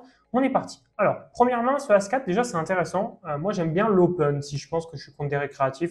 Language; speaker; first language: French; native; French